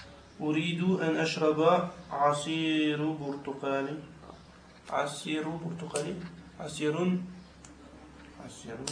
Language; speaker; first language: Arabic; non-native, learner; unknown